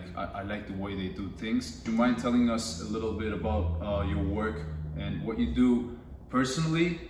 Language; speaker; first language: English; non-native, fluent; Turkish